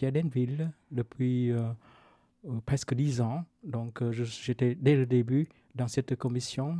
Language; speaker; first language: French; non-native, fluent; Vietnamese